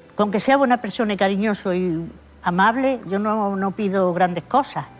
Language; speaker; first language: Spanish; native; Spanish